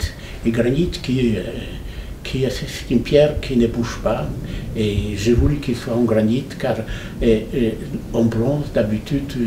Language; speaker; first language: French; non-native, fluent; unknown